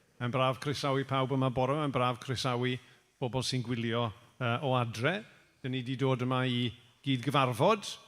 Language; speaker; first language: Welsh; native; Welsh